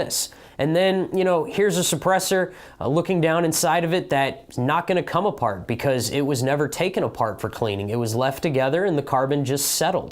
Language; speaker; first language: English; native; English